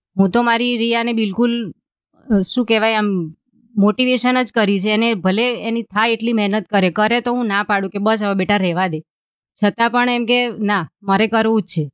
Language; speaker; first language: Gujarati; native; Gujarati